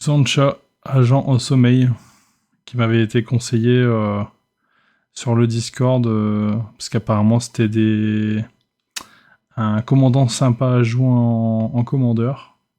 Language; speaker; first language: French; native; French